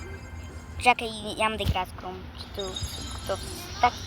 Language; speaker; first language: Bulgarian; early bilingual, heritage; Bulgarian